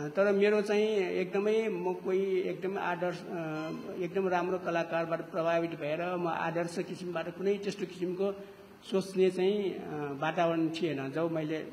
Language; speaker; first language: Nepali; non-native, local second language; Newari